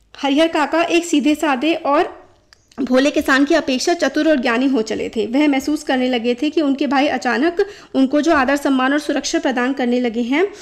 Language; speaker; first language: Hindi; native; Hindi